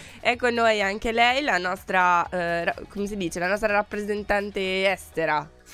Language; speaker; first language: Italian; native; Italian